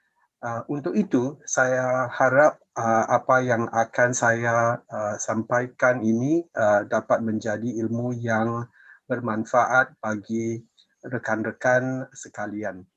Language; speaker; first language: Indonesian; non-native, fluent; English